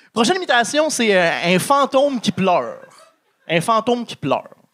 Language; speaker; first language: French; native; French